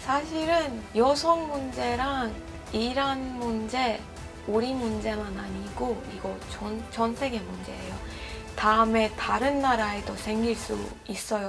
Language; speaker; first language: Korean; non-native, fluent; Persian